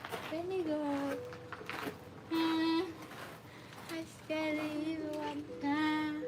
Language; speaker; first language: English; non-native, learner; Vietnamese